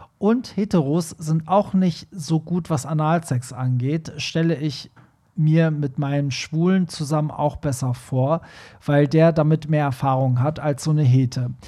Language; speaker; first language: German; early bilingual, other home language; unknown